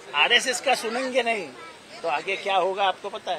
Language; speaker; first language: Hindi; non-native, local second language; Marathi